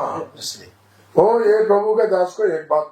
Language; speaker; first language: Hindi; non-native, learner; Nepali